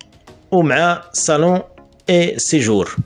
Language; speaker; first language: Arabic; native; Arabic